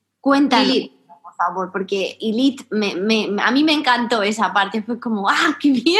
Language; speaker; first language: Spanish; native; Spanish